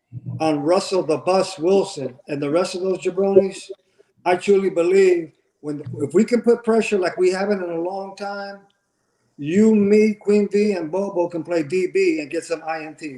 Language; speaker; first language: English; native; English